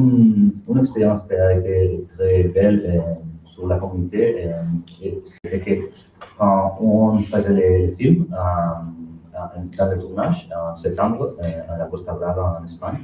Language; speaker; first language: French; non-native, learner; Spanish